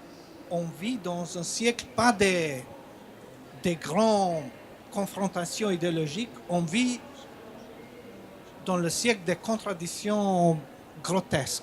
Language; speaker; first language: French; non-native, fluent; Albanian